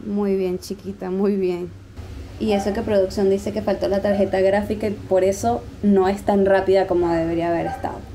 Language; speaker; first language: Spanish; native; Spanish